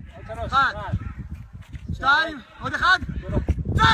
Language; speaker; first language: Hebrew; native; Hebrew